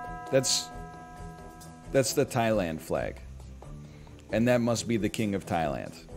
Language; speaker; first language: English; native; English